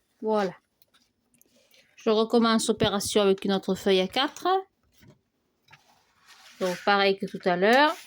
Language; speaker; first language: French; native; French